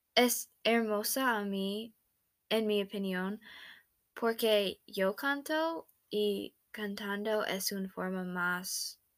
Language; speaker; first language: Spanish; non-native, fluent; English